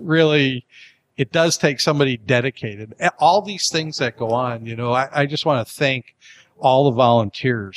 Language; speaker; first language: English; native; English